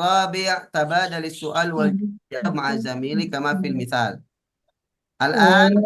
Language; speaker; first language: Arabic; non-native, fluent; Indonesian